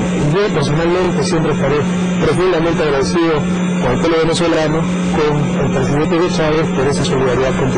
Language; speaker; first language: Spanish; native; Spanish